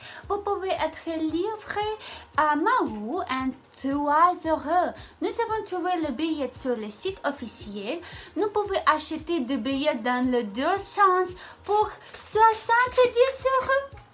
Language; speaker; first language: French; non-native, learner; Ukrainian